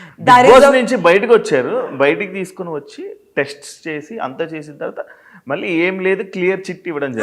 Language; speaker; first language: Telugu; native; Telugu